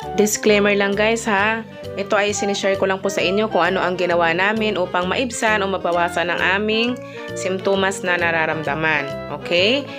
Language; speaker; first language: Filipino; non-native, local second language; Cebuano